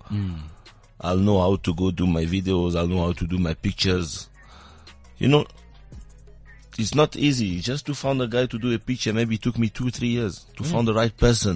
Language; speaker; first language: English; non-native, fluent; French